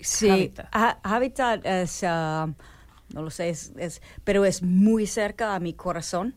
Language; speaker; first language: Spanish; non-native, learner; English